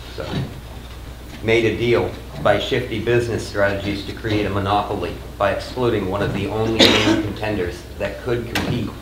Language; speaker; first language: English; native; English